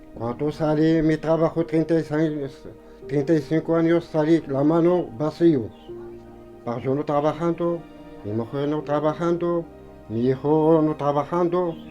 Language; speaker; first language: Spanish; non-native, learner; Arabic